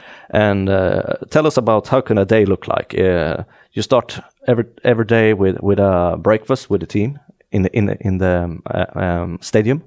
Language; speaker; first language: English; non-native, fluent; Swedish